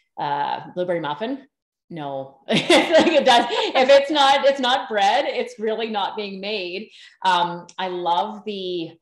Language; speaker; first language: English; native; English